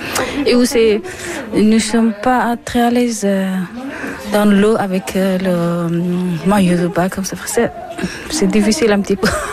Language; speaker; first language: French; non-native, learner; Persian